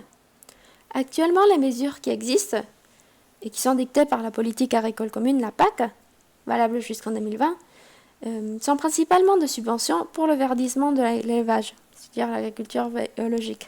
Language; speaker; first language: French; non-native, fluent; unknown